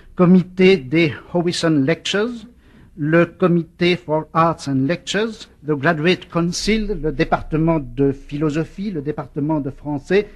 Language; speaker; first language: French; native; French